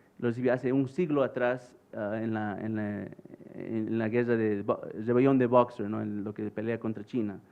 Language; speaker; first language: Spanish; early bilingual, heritage; English